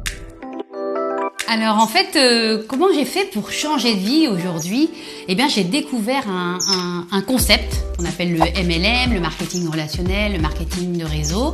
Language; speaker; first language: French; native; French